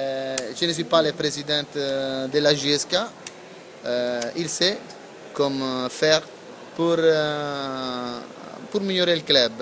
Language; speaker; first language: French; non-native, learner; Italian